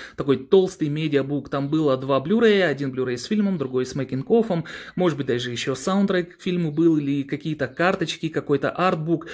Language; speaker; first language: Russian; early bilingual, heritage; Russian